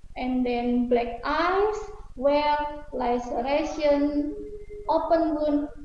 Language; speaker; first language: English; non-native, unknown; Indonesian